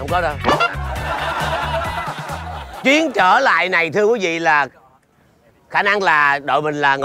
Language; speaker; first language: Vietnamese; native; Vietnamese